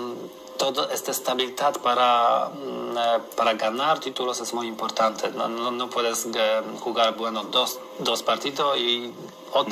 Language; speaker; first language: Spanish; non-native, learner; Polish